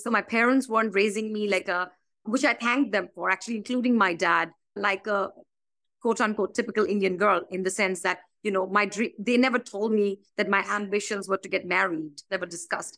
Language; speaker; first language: English; non-native, local second language; Bangla